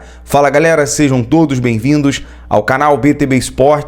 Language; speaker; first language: Portuguese; native; Portuguese